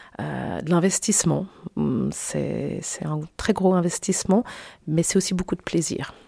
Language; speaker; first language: French; native; French